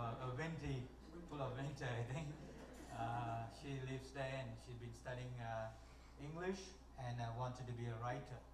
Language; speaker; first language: English; non-native, local second language; Tamil